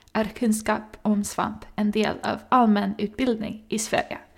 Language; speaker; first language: Swedish; non-native, learner; English